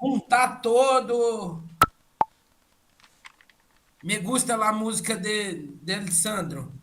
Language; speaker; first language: Spanish; non-native, learner; Portuguese